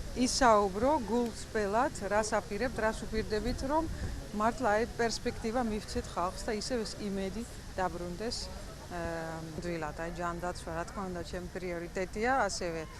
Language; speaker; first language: Georgian; non-native, fluent; Dutch